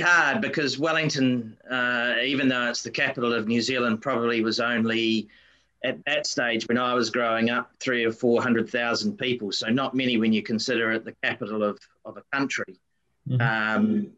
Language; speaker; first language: English; native; English